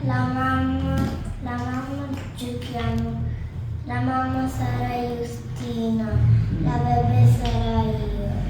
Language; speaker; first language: Italian; early bilingual, other home language; Bangla